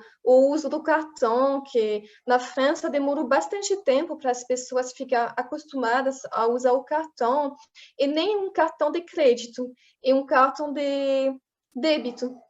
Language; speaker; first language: Portuguese; non-native, fluent; French